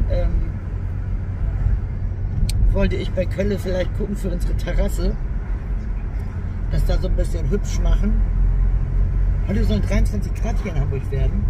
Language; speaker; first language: German; native; German